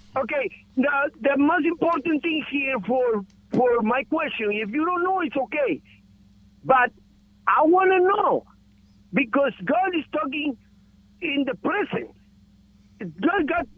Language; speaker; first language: English; non-native, learner; Spanish